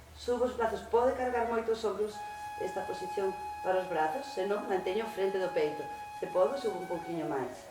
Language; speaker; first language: Galician; non-native, local second language; Spanish